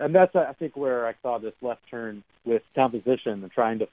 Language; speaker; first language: English; native; English